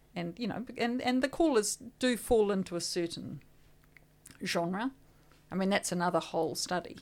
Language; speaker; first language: English; native; English